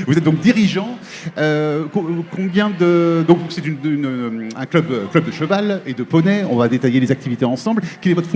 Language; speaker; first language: French; native; French